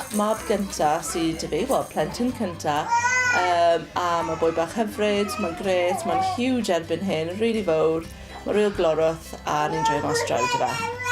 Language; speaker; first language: Welsh; non-native, local second language; English